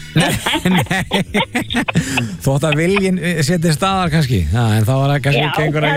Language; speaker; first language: Icelandic; native; Icelandic